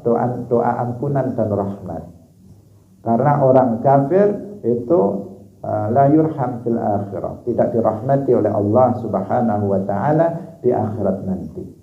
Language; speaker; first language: Indonesian; non-native, local second language; Javanese